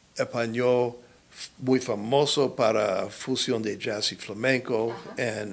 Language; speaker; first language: Spanish; non-native, learner; English